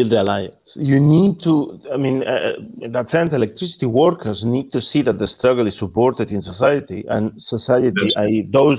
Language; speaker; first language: English; non-native, fluent; Spanish